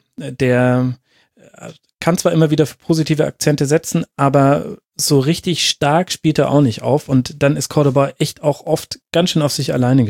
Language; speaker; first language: German; native; German